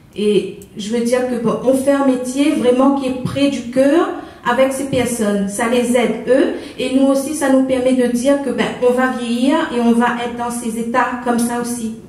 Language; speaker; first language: French; native; French